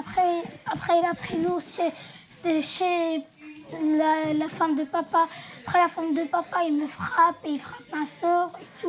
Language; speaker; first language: French; non-native, learner; Arabic